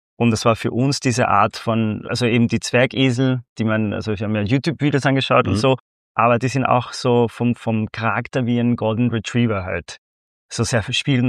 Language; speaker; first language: German; non-native, fluent; Spanish